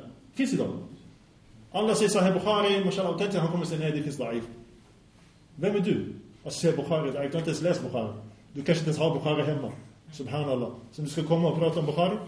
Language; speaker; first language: Swedish; early bilingual, other home language; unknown